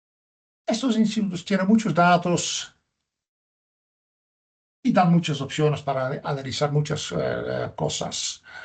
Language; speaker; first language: Spanish; non-native, fluent; Dutch